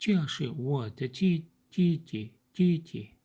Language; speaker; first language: Chinese; non-native, learner; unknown